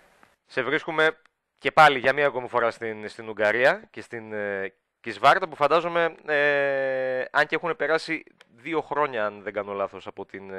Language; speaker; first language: Greek; native; Greek